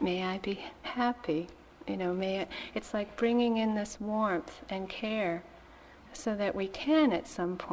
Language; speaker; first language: English; native; English